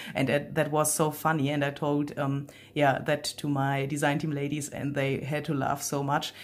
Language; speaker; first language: English; non-native, fluent; German